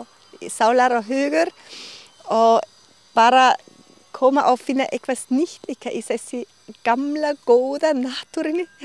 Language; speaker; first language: Icelandic; non-native, learner; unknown